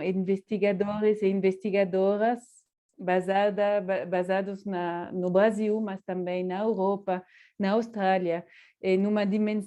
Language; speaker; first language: Portuguese; non-native, fluent; Spanish